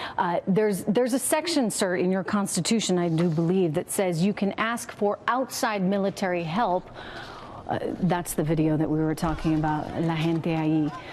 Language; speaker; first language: English; native; English